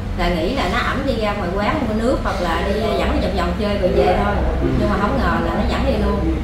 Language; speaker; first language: Vietnamese; native; Vietnamese